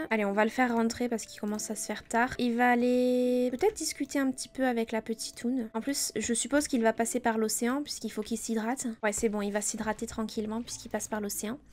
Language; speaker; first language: French; native; French